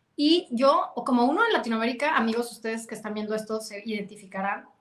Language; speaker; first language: Spanish; native; Spanish